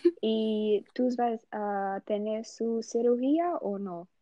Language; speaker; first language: Spanish; non-native, learner; Portuguese